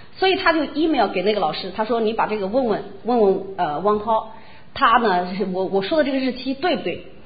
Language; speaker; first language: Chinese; native; Chinese